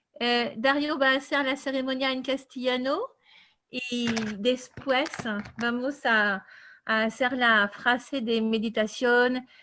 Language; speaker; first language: Spanish; non-native, fluent; French